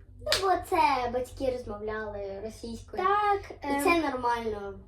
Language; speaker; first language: Ukrainian; non-native, local second language; Russian